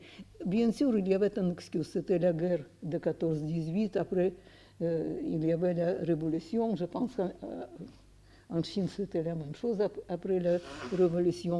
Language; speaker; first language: French; non-native, fluent; Russian